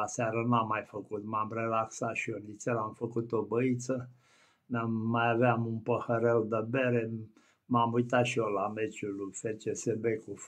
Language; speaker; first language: Romanian; native; Romanian